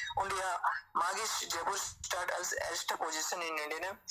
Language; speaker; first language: German; non-native, learner; Hindi